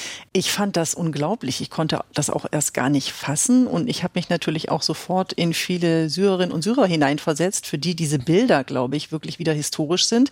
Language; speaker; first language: German; native; German